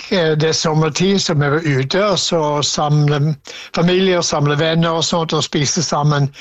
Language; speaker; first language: Norwegian; non-native, fluent; English